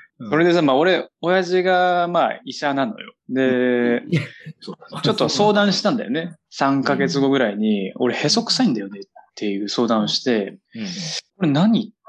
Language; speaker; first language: Japanese; native; Japanese